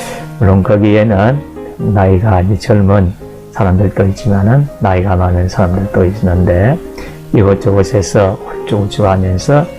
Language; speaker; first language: Korean; native; Korean